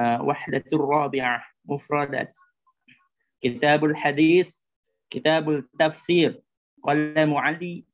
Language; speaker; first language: Arabic; non-native, learner; Indonesian